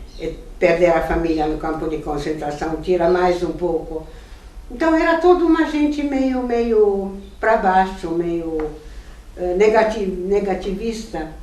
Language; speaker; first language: Portuguese; non-native, fluent; German